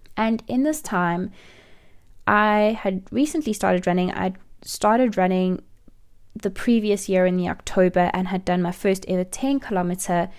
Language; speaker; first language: English; native; English